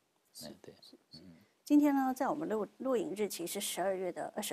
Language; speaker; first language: Chinese; native; Chinese